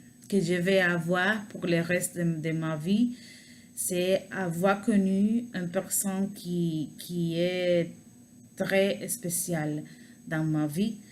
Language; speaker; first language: French; non-native, learner; Spanish